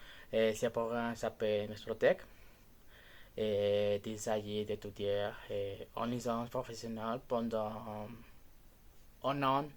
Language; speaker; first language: French; non-native, learner; Spanish